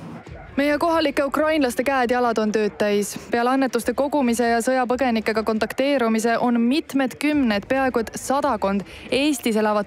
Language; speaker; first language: Estonian; native; Estonian